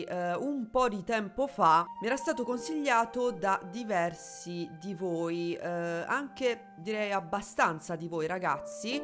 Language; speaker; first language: Italian; native; Italian